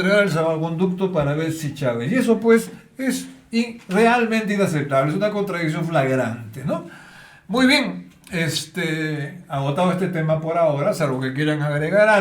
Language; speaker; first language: Spanish; native; Spanish